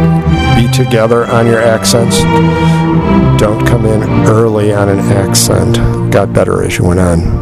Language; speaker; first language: English; native; English